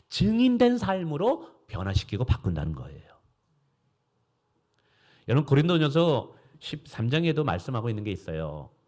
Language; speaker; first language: Korean; native; Korean